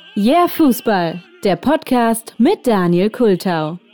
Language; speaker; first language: German; native; German